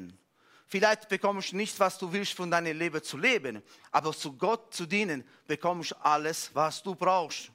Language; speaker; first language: German; non-native, fluent; Italian